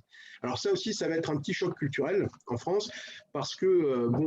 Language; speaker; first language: French; native; French